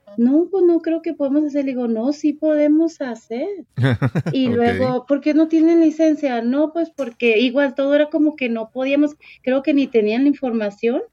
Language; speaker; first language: Spanish; native; Spanish